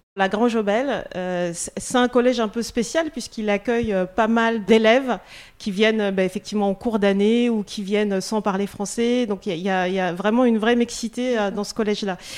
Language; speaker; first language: French; non-native, local second language; Russian